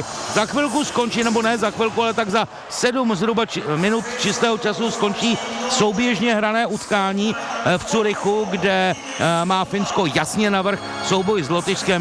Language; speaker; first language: Czech; native; Czech